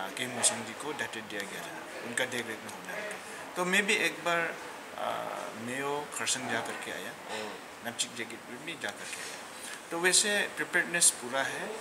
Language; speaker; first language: Hindi; non-native, local second language; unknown